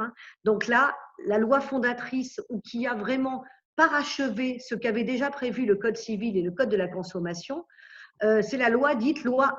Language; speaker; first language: French; native; French